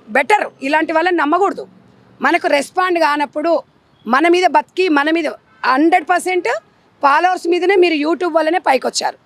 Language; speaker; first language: Telugu; native; Telugu